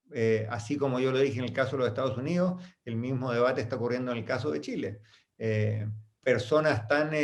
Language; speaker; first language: Spanish; native; Spanish